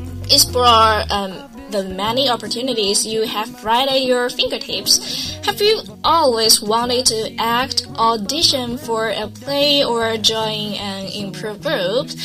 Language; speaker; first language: English; non-native, fluent; Chinese